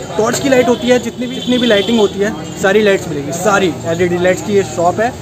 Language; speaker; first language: Hindi; native; Hindi